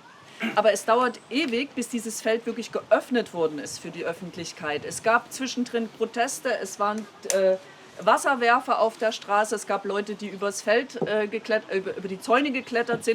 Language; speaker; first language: German; native; German